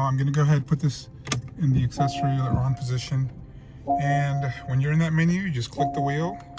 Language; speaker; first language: English; native; English